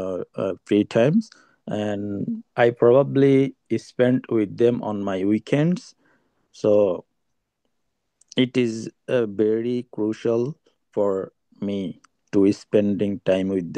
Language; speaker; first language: English; non-native, learner; Bangla